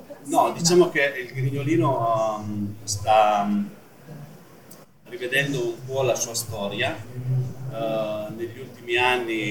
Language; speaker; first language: Italian; native; Italian